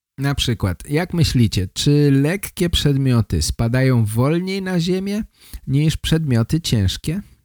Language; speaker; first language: Polish; native; Polish